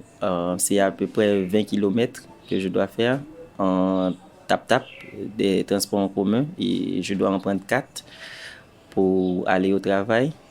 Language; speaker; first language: French; non-native, local second language; Haitian Creole